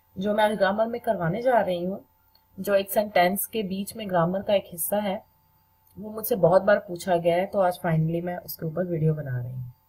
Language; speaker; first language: Hindi; native; Hindi